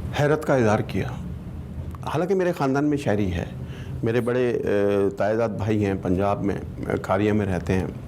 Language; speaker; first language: Urdu; native; Urdu